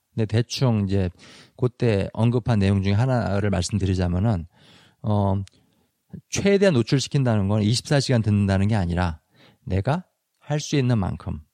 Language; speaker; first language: Korean; native; Korean